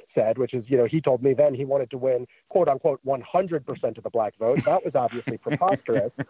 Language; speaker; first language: English; native; English